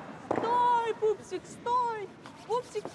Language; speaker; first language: Russian; native; Russian